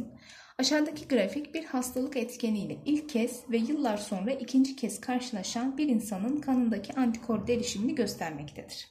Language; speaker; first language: Turkish; native; Turkish